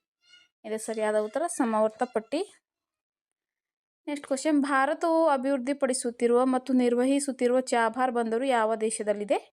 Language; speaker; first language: Kannada; native; Kannada